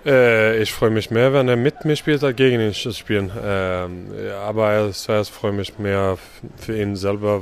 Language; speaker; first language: German; non-native, fluent; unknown